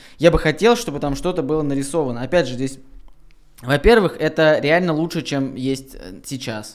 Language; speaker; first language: Russian; native; Russian